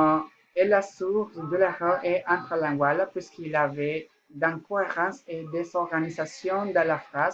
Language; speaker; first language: French; non-native, learner; Spanish